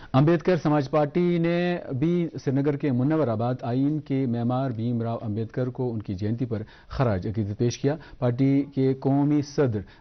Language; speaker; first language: Hindi; non-native, local second language; Kashmiri